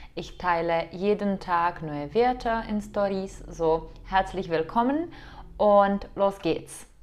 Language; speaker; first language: German; non-native, fluent; Czech